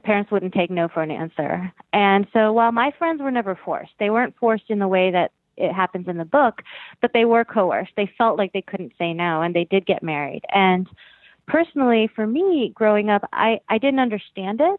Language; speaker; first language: English; native; English